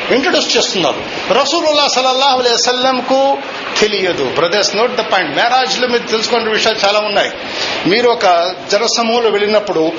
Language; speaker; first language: Telugu; non-native, local second language; Urdu